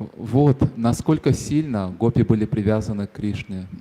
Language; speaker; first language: Russian; native; Russian